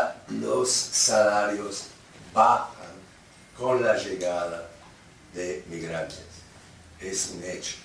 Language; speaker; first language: Spanish; non-native, fluent; English